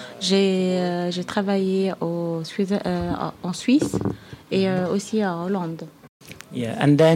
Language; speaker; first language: French; non-native, fluent; Arabic